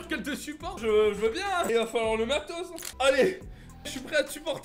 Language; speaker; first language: French; native; French